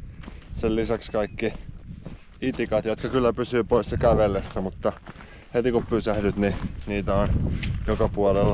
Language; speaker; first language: Finnish; native; Finnish